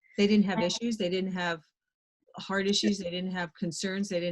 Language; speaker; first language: English; native; English